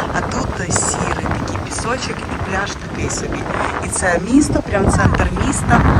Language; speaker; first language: Ukrainian; native; Ukrainian